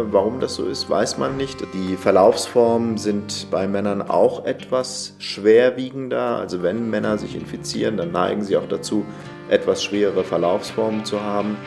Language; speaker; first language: German; native; German